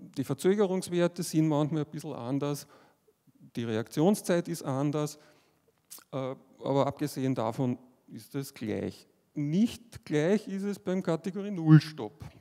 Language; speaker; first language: German; native; German